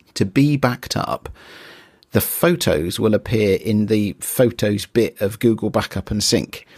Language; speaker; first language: English; native; English